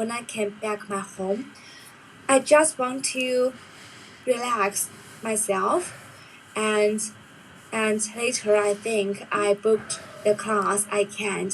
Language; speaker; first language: English; non-native, learner; Chinese